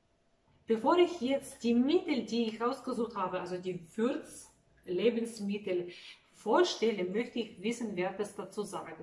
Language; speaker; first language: German; non-native, fluent; Russian